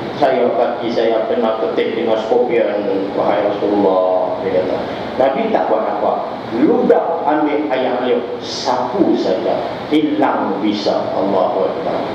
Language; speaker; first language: Malay; non-native, local second language; Tamil